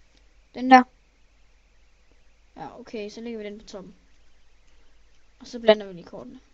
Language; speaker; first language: Danish; native; Danish